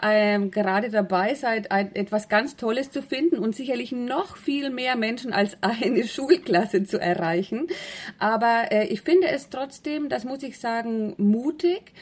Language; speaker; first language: German; native; German